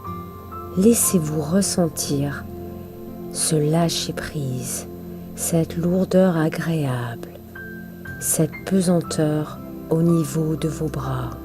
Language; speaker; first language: French; native; French